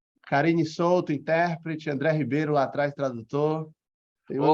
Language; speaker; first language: Portuguese; native; Portuguese